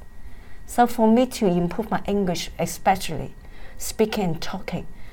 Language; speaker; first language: English; non-native, local second language; Cantonese